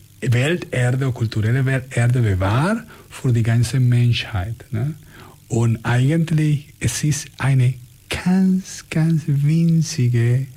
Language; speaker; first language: German; non-native, fluent; Spanish